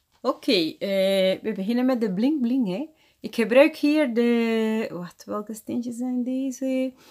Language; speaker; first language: Dutch; non-native, fluent; Spanish